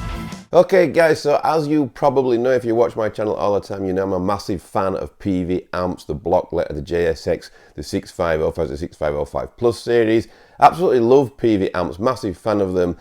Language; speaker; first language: English; native; English